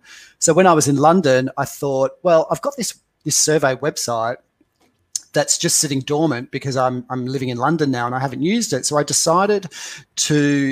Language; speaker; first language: English; native; English